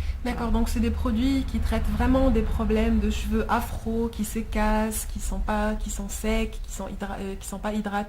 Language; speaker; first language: French; native; French